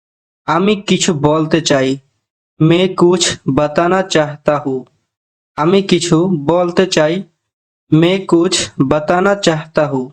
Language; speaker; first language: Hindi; non-native, fluent; Bangla